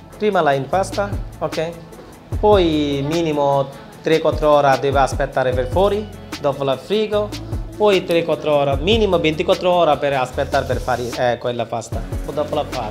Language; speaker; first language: Italian; non-native, learner; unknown